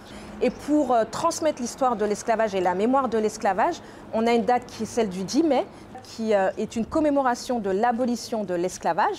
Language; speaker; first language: French; native; French